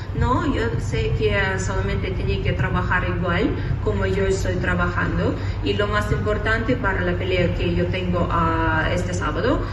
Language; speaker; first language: Spanish; non-native, fluent; Russian